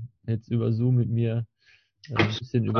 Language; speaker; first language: German; native; German